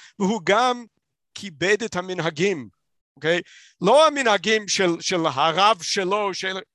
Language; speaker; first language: Hebrew; non-native, fluent; English